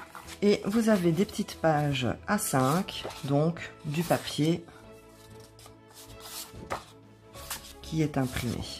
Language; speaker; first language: French; native; French